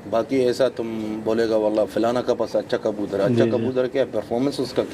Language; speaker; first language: Hindi; non-native, learner; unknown